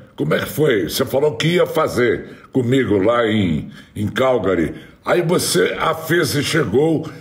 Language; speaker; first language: Portuguese; native; Portuguese